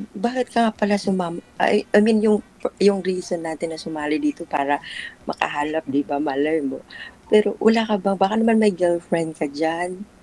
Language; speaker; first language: Filipino; non-native, local second language; Cebuano